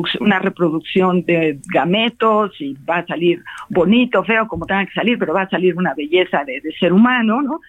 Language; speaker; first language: Spanish; native; Spanish